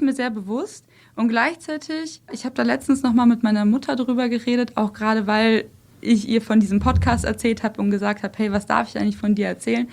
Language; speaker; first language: German; early bilingual, other home language; Russian